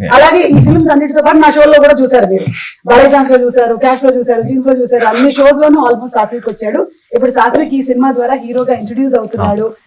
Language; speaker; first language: Telugu; non-native, local second language; Malayalam